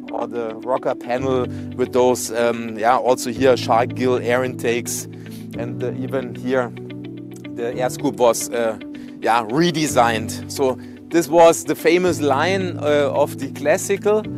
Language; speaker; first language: English; non-native, fluent; German